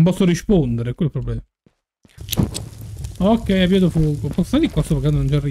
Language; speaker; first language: Italian; native; Italian